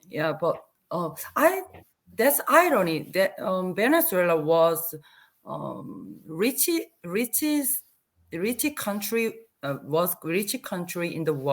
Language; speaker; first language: English; non-native, learner; Korean